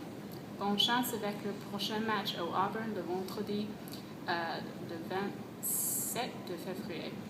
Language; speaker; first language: French; non-native, learner; English